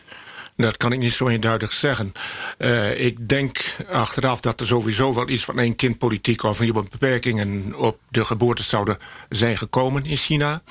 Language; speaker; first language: Dutch; native; Dutch